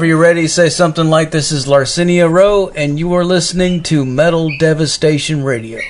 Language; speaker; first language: English; native; English